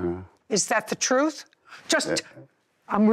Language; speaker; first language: English; native; English